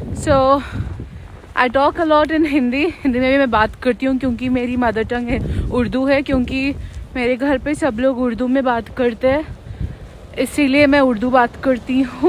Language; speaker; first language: Hindi; non-native, local second language; Urdu